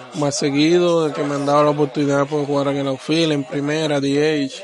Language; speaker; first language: Spanish; native; Spanish